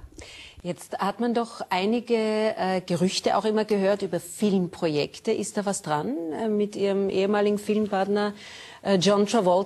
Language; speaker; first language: German; native; German